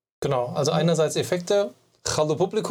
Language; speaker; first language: German; native; German